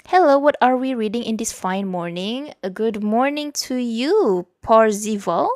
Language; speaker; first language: English; non-native, local second language; Malay